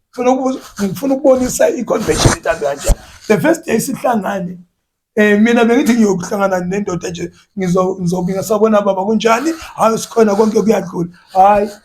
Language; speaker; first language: Zulu; native; Zulu